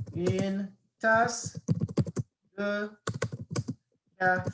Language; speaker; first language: French; non-native, fluent; English